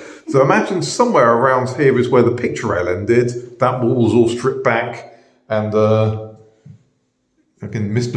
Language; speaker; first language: English; native; English